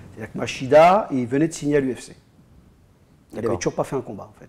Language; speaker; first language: French; native; French